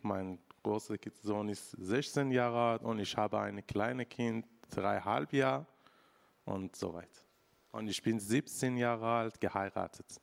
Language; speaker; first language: German; non-native, learner; Persian